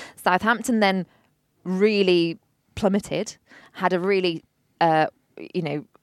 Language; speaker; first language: English; native; English